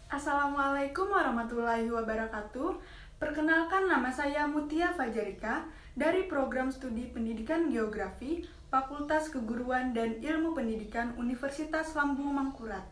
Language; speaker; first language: Indonesian; native; Indonesian